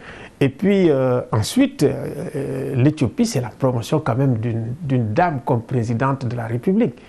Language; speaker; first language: French; non-native, local second language; Wolof